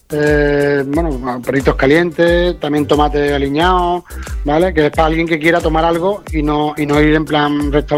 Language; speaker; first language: Spanish; native; Spanish